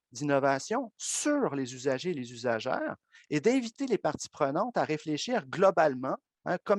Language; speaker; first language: French; native; French